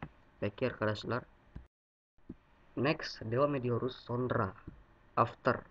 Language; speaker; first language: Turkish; non-native, learner; Indonesian